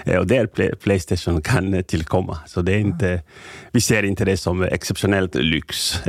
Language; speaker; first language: Swedish; non-native, fluent; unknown